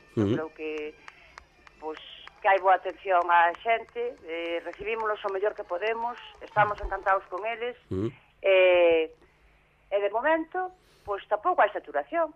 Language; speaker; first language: Galician; native; Galician